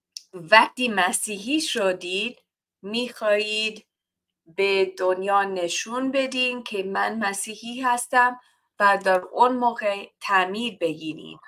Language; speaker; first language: Persian; non-native, learner; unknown